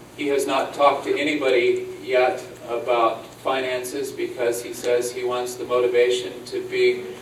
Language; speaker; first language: English; native; English